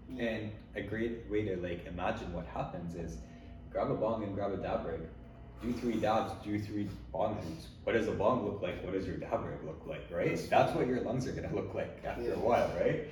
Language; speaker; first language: English; early bilingual, other home language; Arabic